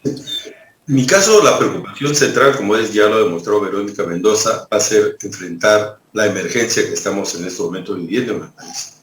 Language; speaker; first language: Spanish; native; Spanish